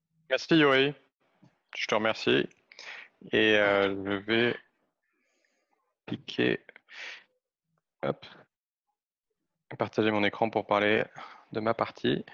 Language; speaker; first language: French; native; French